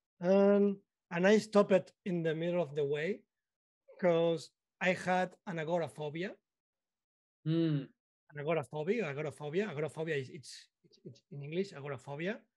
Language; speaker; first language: English; non-native, learner; Spanish